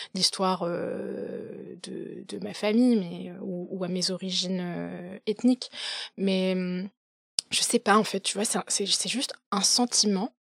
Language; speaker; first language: French; native; French